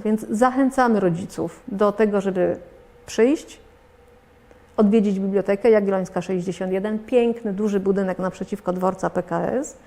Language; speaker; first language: Polish; native; Polish